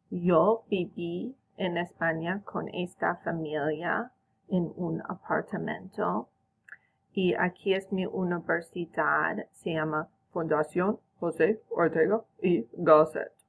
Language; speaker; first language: Spanish; non-native, fluent; English